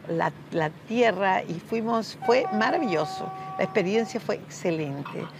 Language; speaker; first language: Spanish; native; Spanish